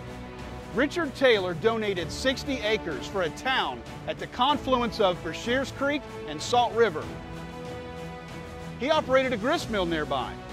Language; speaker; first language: English; native; English